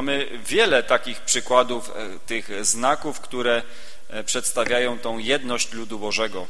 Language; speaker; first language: Polish; native; Polish